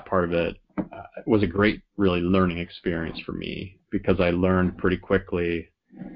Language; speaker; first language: English; native; English